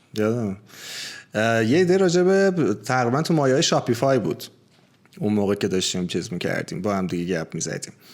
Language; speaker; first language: Persian; native; Persian